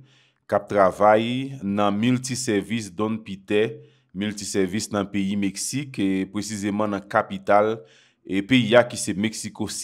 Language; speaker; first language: Spanish; non-native, learner; Haitian Creole